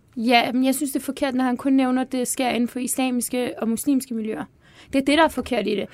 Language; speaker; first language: Danish; early bilingual, other home language; Turkish